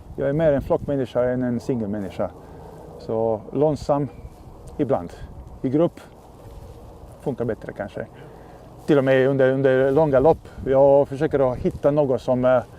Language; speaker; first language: Swedish; non-native, fluent; Czech